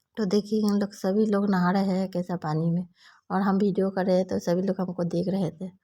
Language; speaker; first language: Hindi; non-native, local second language; Bangla